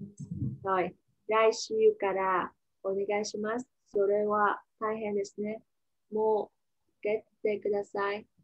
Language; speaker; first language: Japanese; non-native, fluent; Vietnamese